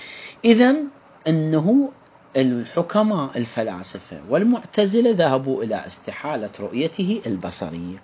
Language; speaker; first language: Arabic; native; Arabic